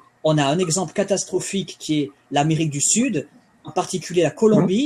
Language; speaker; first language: French; native; French